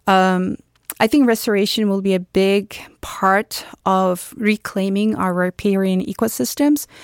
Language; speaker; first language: English; non-native, fluent; Turkish